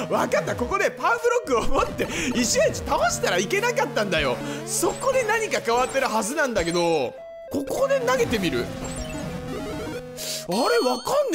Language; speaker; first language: Japanese; native; Japanese